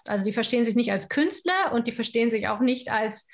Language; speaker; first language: German; native; German